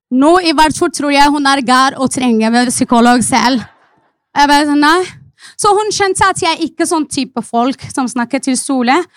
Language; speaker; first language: Norwegian; non-native, fluent; Arabic